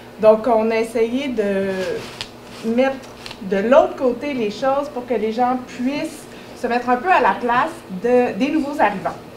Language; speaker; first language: French; native; French